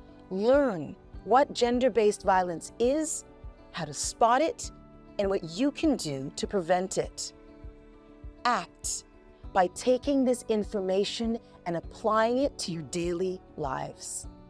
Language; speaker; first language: English; native; English